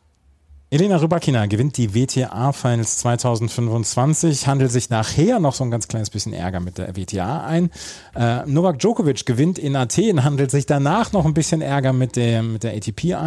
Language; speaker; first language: German; native; German